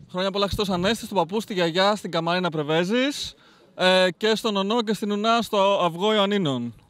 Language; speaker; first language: Greek; early bilingual, heritage; Greek